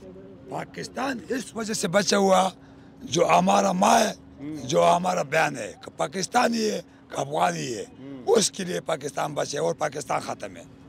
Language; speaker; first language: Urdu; non-native, local second language; Pashto